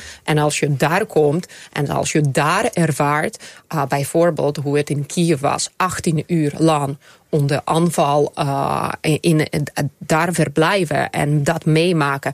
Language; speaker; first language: Dutch; non-native, fluent; Ukrainian